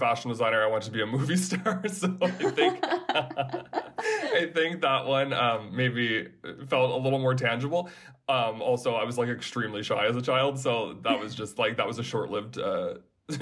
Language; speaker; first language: English; native; English